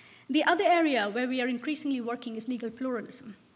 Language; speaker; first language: English; non-native, local second language; Bangla